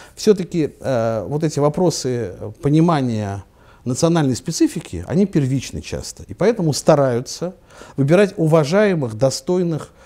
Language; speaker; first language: Russian; native; Russian